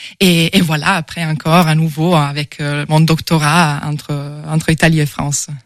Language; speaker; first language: French; non-native, fluent; Italian